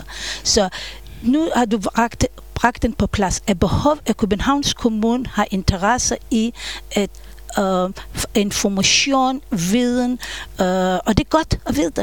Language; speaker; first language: Danish; non-native, fluent; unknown